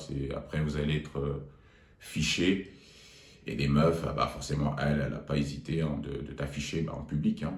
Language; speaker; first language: French; native; French